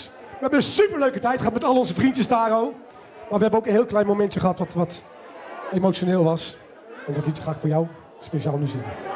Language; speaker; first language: Dutch; native; Dutch